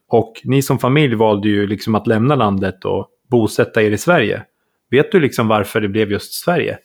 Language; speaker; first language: Swedish; native; Swedish